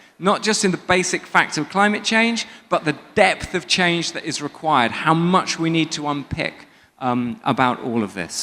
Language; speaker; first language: English; native; English